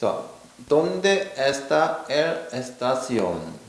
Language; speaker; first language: Spanish; non-native, learner; Korean